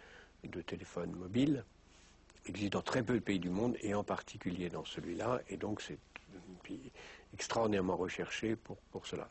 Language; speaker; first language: French; native; French